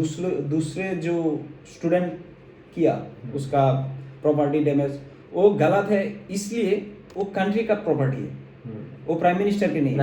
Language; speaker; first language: Hindi; non-native, fluent; Bangla